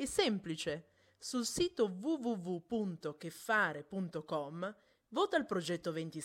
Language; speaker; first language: Italian; native; Italian